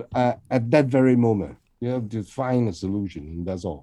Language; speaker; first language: English; non-native, local second language; Cantonese